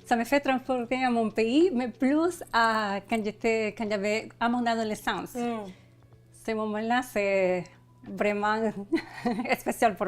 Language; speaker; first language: French; non-native, learner; Spanish